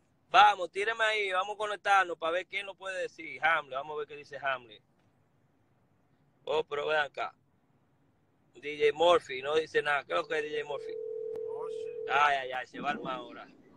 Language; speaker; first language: Spanish; early bilingual, heritage; Spanish